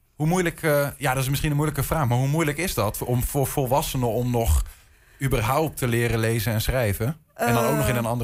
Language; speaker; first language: Dutch; native; Dutch